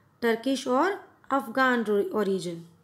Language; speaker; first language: English; non-native, local second language; Hindi